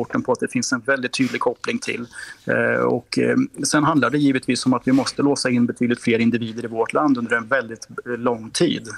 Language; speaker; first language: Swedish; native; Swedish